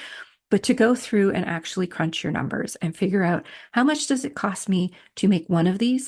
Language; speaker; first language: English; native; English